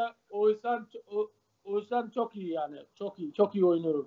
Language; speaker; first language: Turkish; non-native, learner; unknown